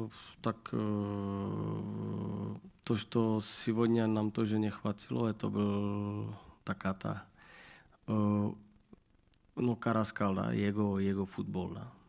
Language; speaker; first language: Russian; non-native, learner; Czech